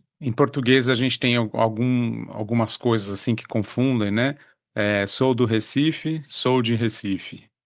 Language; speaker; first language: Portuguese; native; Portuguese